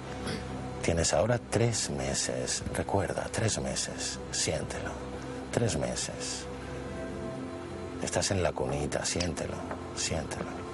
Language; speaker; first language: Spanish; native; Spanish